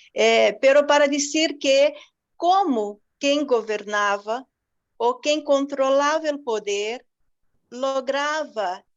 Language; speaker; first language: Spanish; non-native, fluent; Portuguese